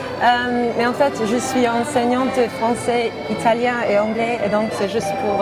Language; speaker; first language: French; non-native, fluent; English